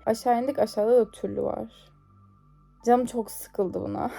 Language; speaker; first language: Turkish; native; Turkish